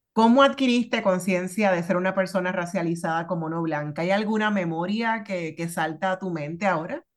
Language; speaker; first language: Spanish; native; Spanish